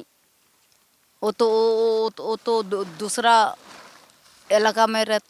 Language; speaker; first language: Hindi; non-native, local second language; Bangla